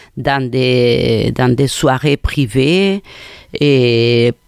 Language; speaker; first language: French; non-native, fluent; Spanish